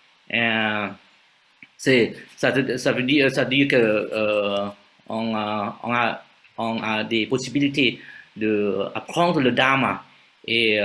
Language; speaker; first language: French; non-native, fluent; Vietnamese